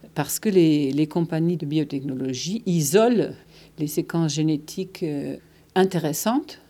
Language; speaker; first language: French; non-native, fluent; German